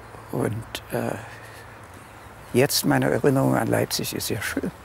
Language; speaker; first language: German; early bilingual, heritage; German